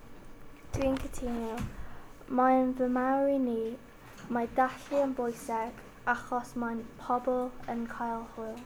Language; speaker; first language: Welsh; non-native, local second language; English